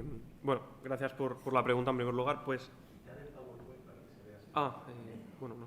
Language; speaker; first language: Spanish; native; Spanish